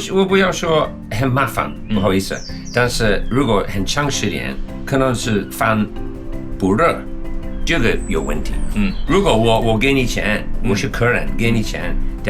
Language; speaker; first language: Chinese; non-native, learner; English